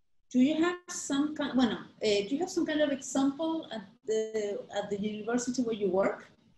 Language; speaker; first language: English; non-native, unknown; Spanish